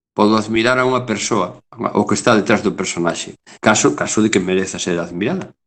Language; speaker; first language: Galician; native; Galician